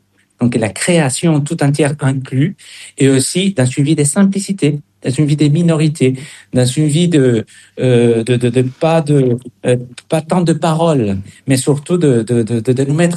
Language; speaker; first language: French; non-native, fluent; Spanish